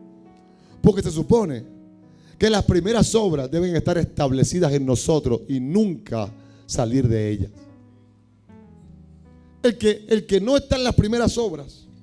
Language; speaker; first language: Spanish; native; Spanish